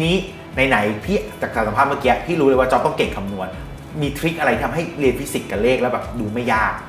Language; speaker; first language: Thai; native; Thai